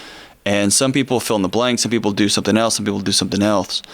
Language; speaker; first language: English; native; English